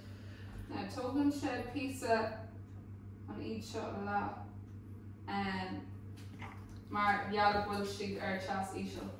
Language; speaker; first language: Irish; non-native, local second language; English